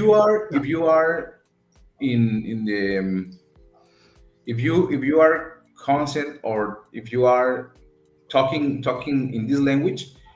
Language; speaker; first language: English; non-native, learner; Spanish